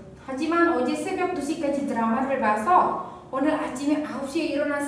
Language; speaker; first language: Korean; non-native, fluent; Indonesian